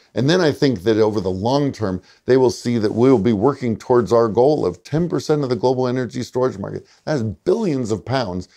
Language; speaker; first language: English; native; English